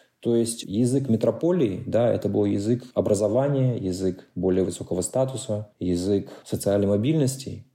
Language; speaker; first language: Russian; native; Russian